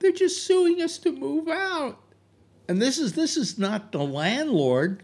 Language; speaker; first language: English; native; English